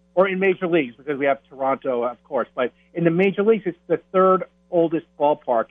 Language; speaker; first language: English; native; English